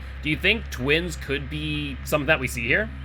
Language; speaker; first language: English; native; English